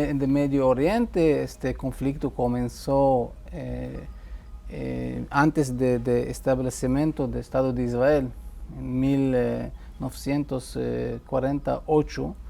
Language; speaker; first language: Spanish; non-native, fluent; Hebrew